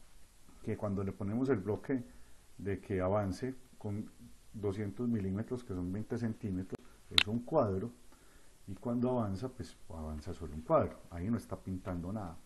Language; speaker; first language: Spanish; native; Spanish